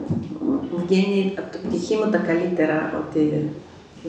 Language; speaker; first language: Greek; non-native, fluent; Ukrainian